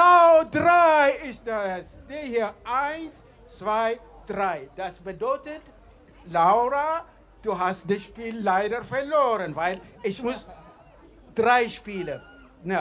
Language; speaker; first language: German; non-native, fluent; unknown